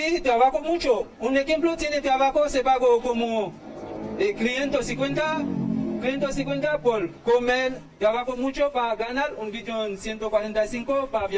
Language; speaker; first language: Spanish; non-native, learner; Haitian Creole